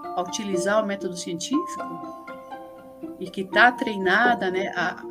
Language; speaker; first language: Portuguese; early bilingual, other home language; Spanish